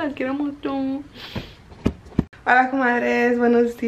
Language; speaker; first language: Spanish; early bilingual, heritage; Spanish